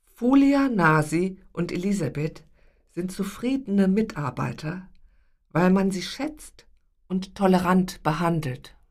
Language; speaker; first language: German; native; German